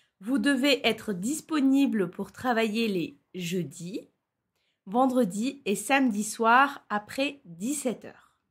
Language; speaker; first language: French; non-native, fluent; Turkish